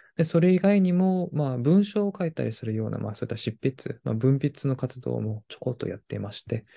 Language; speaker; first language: Japanese; non-native, fluent; Korean